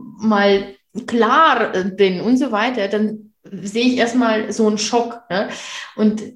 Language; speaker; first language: German; non-native, fluent; Romanian